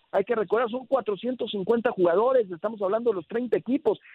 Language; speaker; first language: Spanish; early bilingual, heritage; Spanish